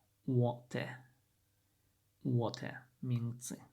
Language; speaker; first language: Chinese; non-native, learner; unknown